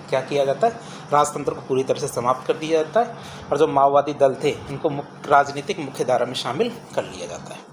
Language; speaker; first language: Hindi; native; Hindi